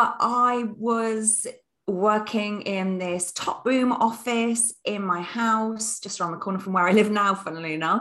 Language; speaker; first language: English; native; English